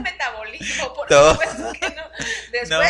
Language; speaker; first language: Spanish; native; Spanish